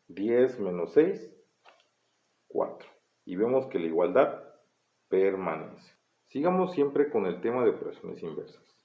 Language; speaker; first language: Spanish; native; Spanish